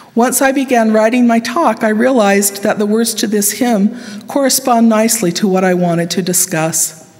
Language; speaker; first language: English; native; English